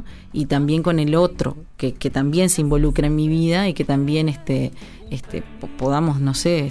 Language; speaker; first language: Spanish; native; Spanish